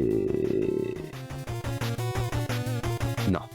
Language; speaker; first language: French; native; French